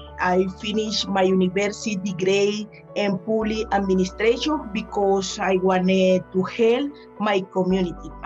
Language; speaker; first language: English; non-native, learner; Spanish